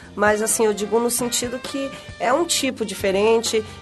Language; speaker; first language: Portuguese; native; Portuguese